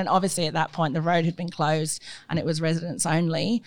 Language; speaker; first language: English; native; English